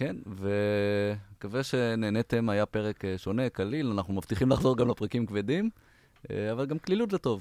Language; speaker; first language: Hebrew; native; Hebrew